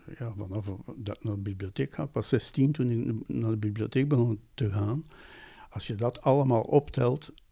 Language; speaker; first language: Dutch; native; Dutch